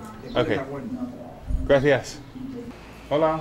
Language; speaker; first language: Spanish; non-native, learner; English